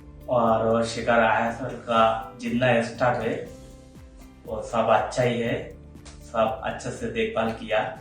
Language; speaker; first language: Hindi; non-native, learner; Bangla